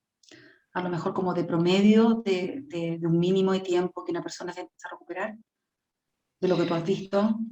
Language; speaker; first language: Spanish; native; Spanish